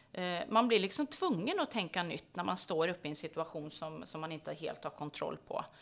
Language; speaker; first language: Swedish; native; Swedish